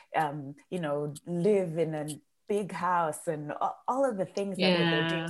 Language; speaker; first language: English; non-native, local second language; Shona